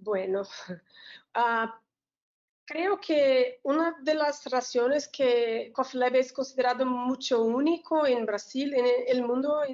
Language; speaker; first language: Spanish; non-native, learner; Portuguese